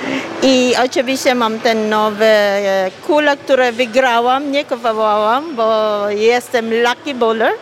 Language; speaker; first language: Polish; non-native, learner; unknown